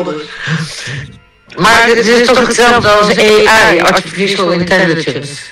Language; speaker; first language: Dutch; native; Dutch